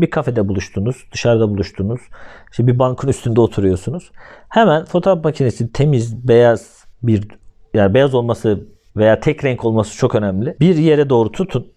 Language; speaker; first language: Turkish; native; Turkish